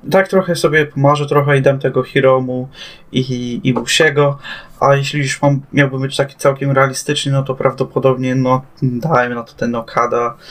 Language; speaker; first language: Polish; native; Polish